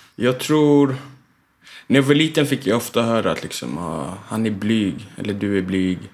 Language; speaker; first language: Swedish; early bilingual, other home language; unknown